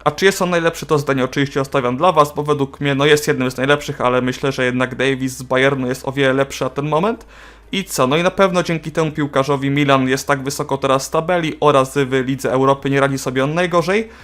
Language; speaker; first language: Polish; native; Polish